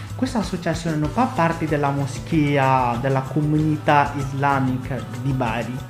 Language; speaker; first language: Italian; non-native, fluent; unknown